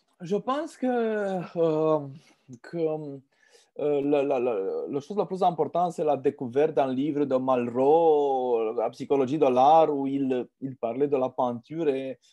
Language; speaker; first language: French; non-native, fluent; Romanian